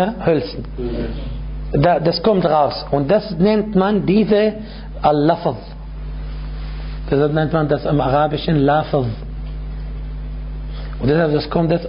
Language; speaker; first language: German; non-native, fluent; Arabic